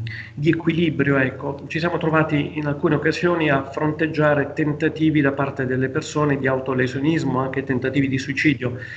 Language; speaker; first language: Italian; native; Italian